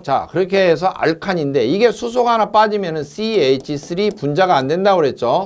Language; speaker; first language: Korean; native; Korean